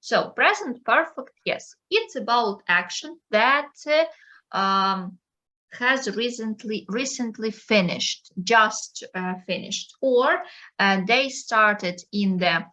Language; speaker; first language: English; non-native, fluent; Ukrainian